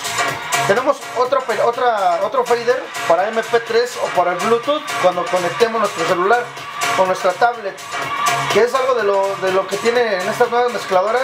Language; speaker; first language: Spanish; native; Spanish